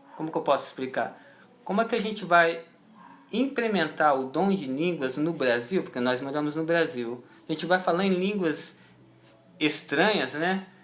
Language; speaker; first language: Portuguese; native; Portuguese